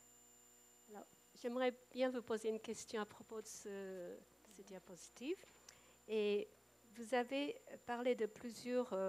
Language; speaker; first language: French; non-native, fluent; Japanese